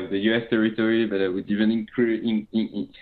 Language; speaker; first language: English; non-native, fluent; French